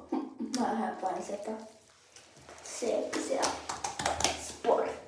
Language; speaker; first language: Estonian; early bilingual, heritage; Estonian